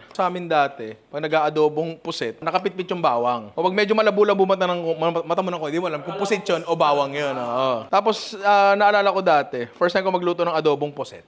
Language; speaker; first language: Filipino; native; Filipino